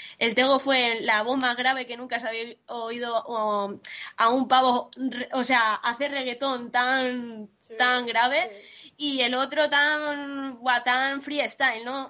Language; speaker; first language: Spanish; native; Spanish